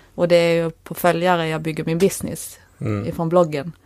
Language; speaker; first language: Swedish; native; Swedish